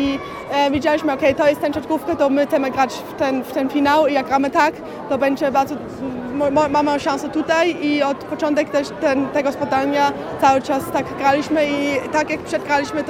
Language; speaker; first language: Polish; early bilingual, heritage; German